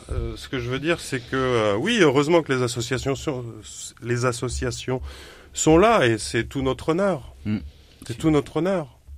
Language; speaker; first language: French; native; French